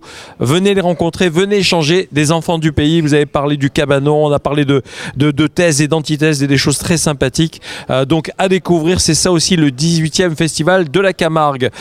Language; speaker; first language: French; native; French